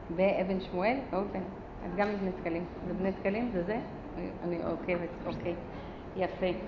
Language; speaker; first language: Hebrew; early bilingual, other home language; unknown